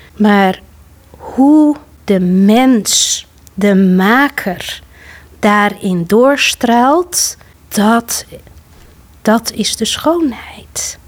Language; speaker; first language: Dutch; native; Dutch